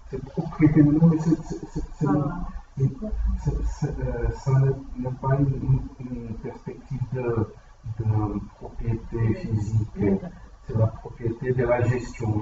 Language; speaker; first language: French; non-native, learner; Portuguese